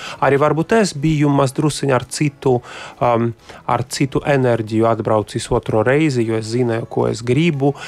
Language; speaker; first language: Latvian; non-native, local second language; Russian